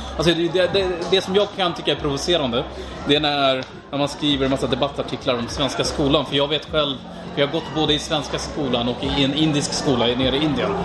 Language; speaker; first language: Swedish; non-native, fluent; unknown